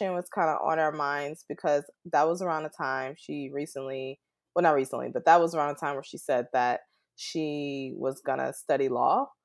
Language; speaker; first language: English; native; English